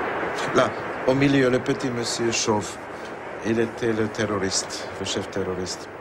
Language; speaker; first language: French; non-native, fluent; Hungarian